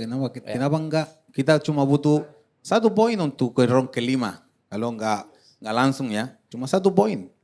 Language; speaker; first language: Indonesian; non-native, fluent; Dutch